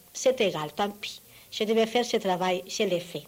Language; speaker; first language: French; non-native, fluent; Spanish